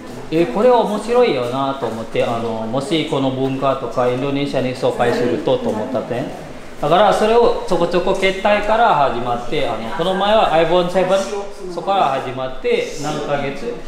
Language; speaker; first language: Japanese; non-native, fluent; Indonesian